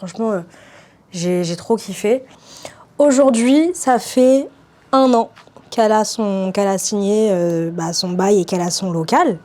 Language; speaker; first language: French; native; French